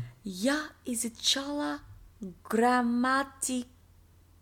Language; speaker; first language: Russian; non-native, learner; English